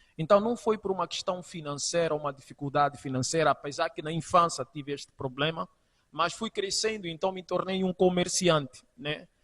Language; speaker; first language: Portuguese; native; Portuguese